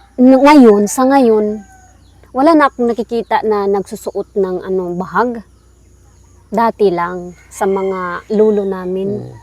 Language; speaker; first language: Filipino; non-native, local second language; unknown